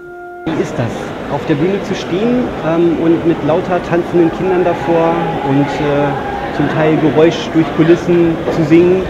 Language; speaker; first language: German; native; German